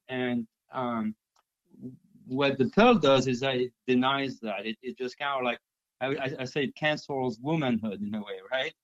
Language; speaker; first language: English; non-native, fluent; French